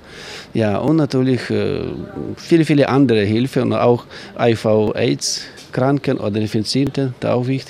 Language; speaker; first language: German; non-native, learner; Ukrainian